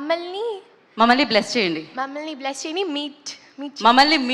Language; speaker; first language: Telugu; native; Telugu